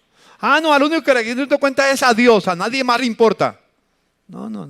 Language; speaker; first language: Spanish; native; Spanish